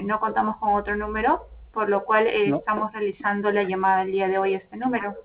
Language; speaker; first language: Spanish; native; Spanish